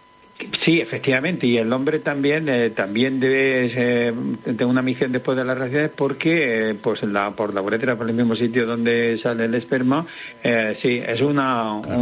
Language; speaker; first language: Spanish; native; Spanish